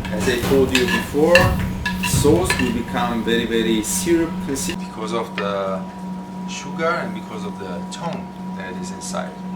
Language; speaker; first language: English; non-native, fluent; Italian